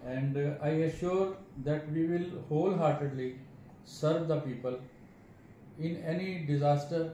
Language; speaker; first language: English; non-native, local second language; Punjabi